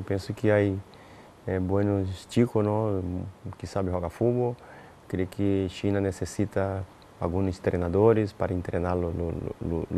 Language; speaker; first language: Spanish; non-native, learner; Portuguese